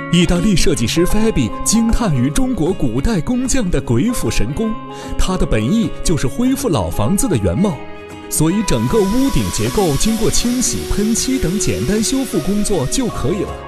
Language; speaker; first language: Chinese; native; Chinese